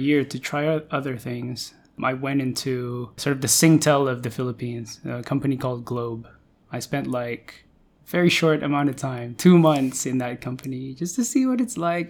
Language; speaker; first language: English; non-native, local second language; Filipino